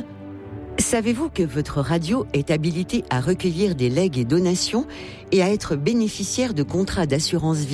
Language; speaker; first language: French; native; French